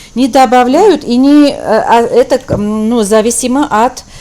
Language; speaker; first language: Russian; non-native, local second language; Armenian